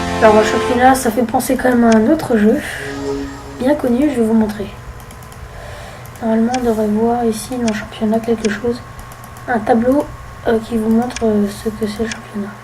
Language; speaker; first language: French; native; French